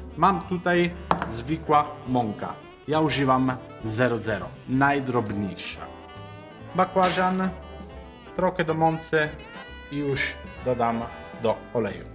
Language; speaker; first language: Polish; non-native, learner; Italian